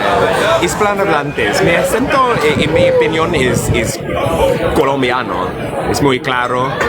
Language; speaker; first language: Spanish; non-native, learner; English